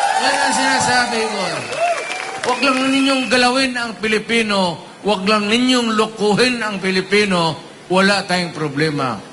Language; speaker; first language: Filipino; non-native, local second language; Cebuano